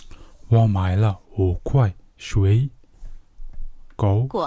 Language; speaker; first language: Chinese; non-native, fluent; Mongolian